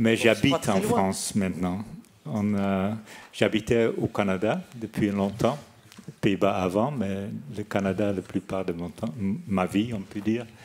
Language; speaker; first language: French; non-native, fluent; Dutch